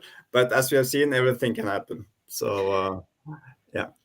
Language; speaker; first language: English; non-native, fluent; Norwegian